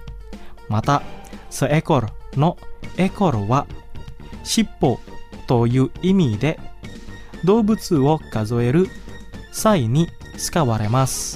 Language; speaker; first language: Japanese; non-native, fluent; Indonesian